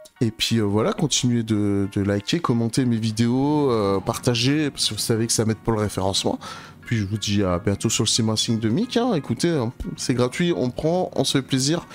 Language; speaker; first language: French; native; French